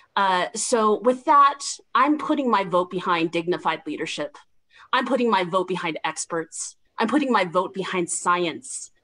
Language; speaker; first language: English; native; English